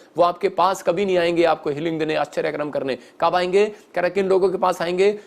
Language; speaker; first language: Hindi; non-native, local second language; Punjabi